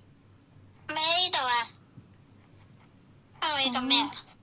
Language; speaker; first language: Chinese; native; Chinese